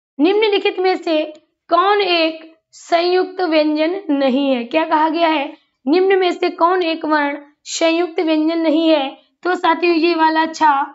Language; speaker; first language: Hindi; native; Hindi